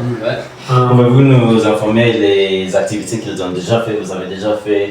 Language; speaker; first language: French; non-native, learner; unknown